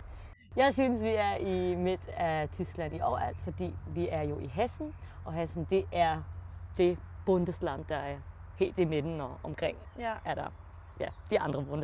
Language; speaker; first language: Danish; early bilingual, heritage; German